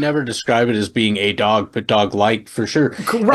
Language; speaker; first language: English; native; English